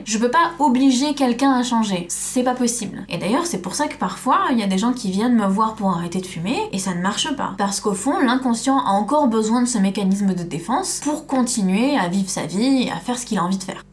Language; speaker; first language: French; native; French